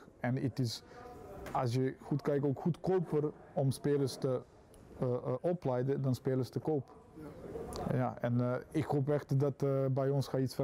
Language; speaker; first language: Dutch; non-native, fluent; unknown